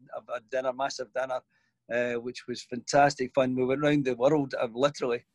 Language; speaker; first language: English; native; English